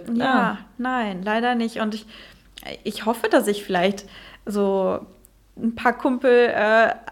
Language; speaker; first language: German; early bilingual, heritage; Dutch